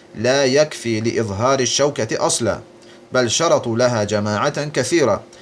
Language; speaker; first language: Arabic; non-native, fluent; Azerbaijani